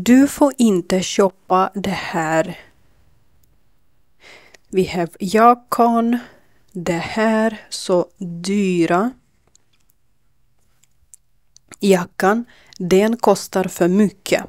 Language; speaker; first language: Swedish; non-native, learner; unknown